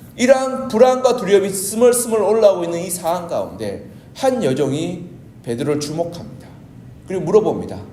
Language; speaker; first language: Korean; native; Korean